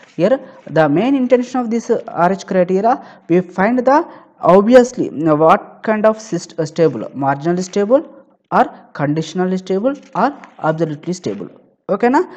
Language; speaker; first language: English; non-native, local second language; Telugu